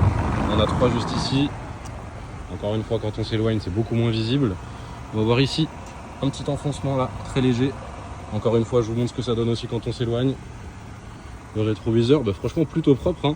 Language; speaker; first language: French; native; French